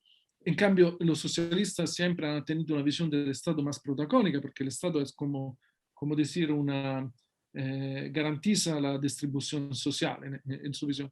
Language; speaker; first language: Spanish; non-native, fluent; Italian